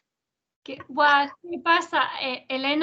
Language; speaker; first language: Spanish; native; Spanish